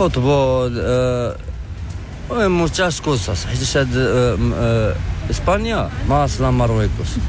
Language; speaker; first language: Spanish; non-native, learner; Arabic